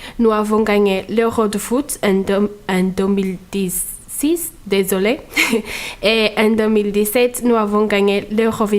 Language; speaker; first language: French; non-native, fluent; Portuguese